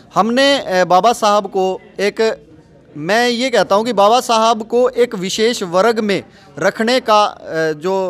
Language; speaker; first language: Hindi; native; Hindi